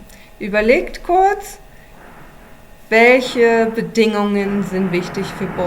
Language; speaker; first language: German; non-native, fluent; English